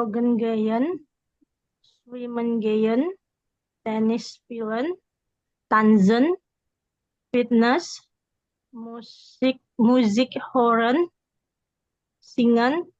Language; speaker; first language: German; non-native, learner; Indonesian